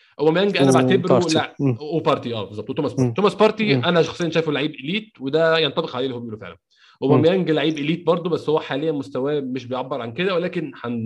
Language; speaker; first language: Arabic; native; Arabic